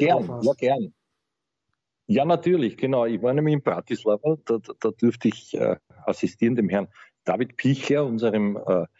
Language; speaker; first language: German; native; German